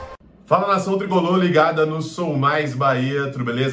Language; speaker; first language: Portuguese; native; Portuguese